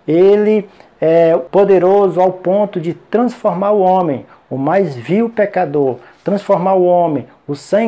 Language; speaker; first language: Portuguese; native; Portuguese